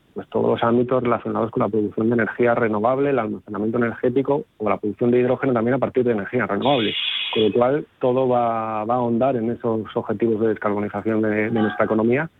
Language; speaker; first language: Spanish; native; Spanish